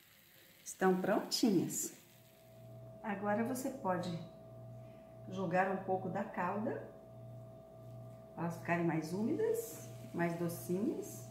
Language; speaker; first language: Portuguese; native; Portuguese